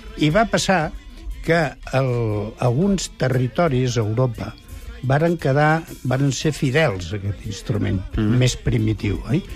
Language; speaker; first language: Catalan; native; Catalan